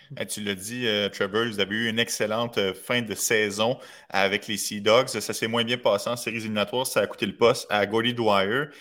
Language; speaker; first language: French; native; French